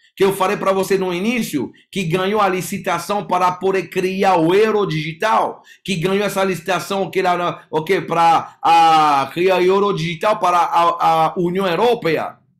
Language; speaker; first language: Portuguese; non-native, fluent; French